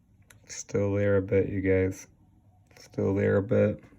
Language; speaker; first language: English; native; English